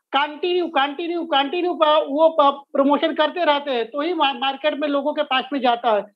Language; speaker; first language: Hindi; native; Hindi